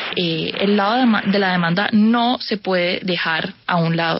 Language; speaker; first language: Spanish; native; Spanish